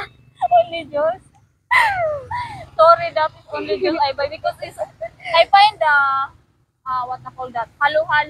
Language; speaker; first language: English; non-native, learner; Cebuano